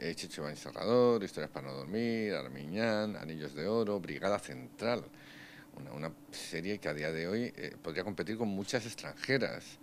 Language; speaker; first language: Spanish; native; Spanish